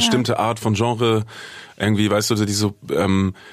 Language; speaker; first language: German; native; German